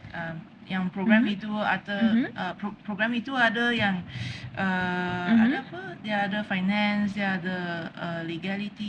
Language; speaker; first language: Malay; non-native, local second language; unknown